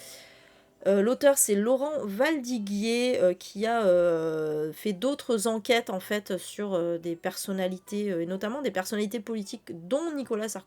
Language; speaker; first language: French; native; French